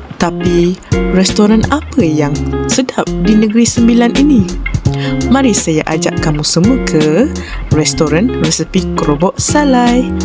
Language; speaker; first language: Malay; native; Malay